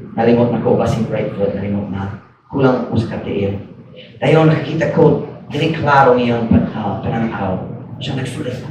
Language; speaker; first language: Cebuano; non-native, fluent; English